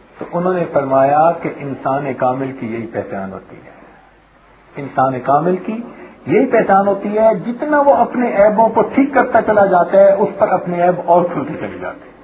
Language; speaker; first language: Urdu; non-native, local second language; Punjabi